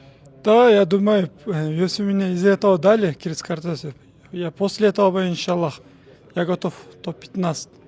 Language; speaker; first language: Russian; non-native, local second language; Kyrgyz